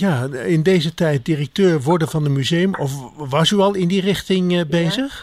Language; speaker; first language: Dutch; native; Dutch